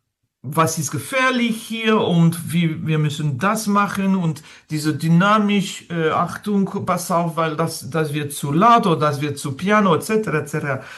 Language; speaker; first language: German; non-native, fluent; French